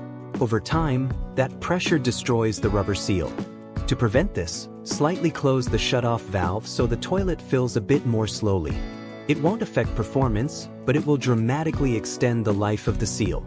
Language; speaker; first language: English; native; English